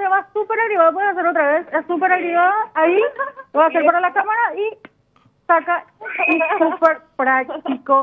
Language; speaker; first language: Spanish; native; Spanish